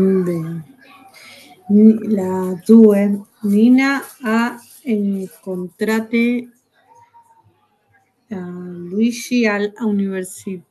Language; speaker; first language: Italian; non-native, learner; Spanish